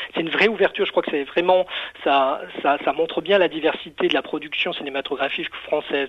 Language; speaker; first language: French; native; French